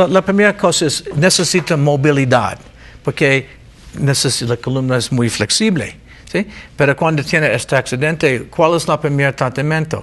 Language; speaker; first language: Spanish; non-native, learner; English